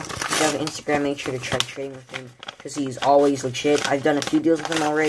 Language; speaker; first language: English; native; English